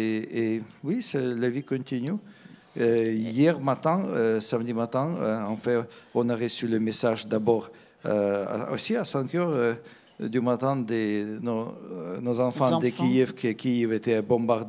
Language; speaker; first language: French; non-native, fluent; Russian